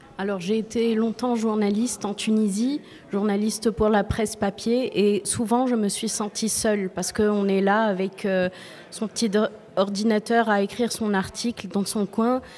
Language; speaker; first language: French; non-native, local second language; Arabic